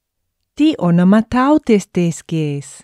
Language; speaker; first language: Greek; non-native, learner; English